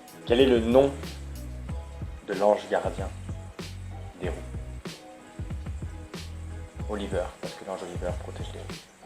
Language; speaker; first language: French; native; French